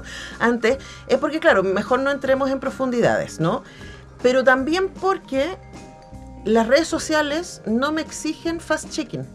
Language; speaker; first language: Spanish; native; Spanish